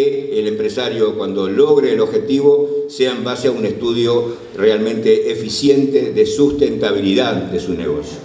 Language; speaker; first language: Spanish; native; Spanish